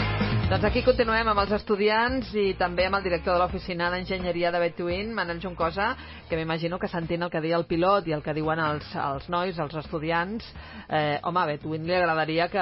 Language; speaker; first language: Catalan; native; Catalan